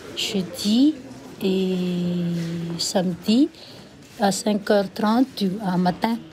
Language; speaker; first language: French; non-native, local second language; Malagasy